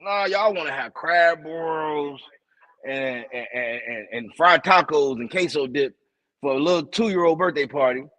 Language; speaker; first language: English; native; English